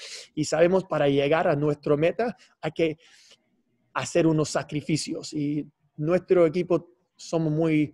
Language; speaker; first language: Spanish; non-native, fluent; English